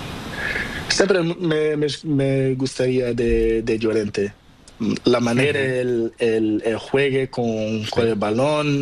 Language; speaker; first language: Spanish; non-native, learner; Portuguese